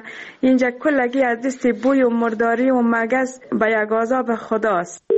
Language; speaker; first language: Persian; native; Persian